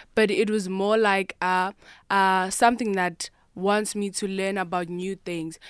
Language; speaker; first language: English; non-native, local second language; Xhosa